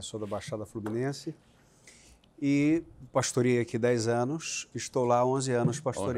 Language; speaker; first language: Portuguese; native; Portuguese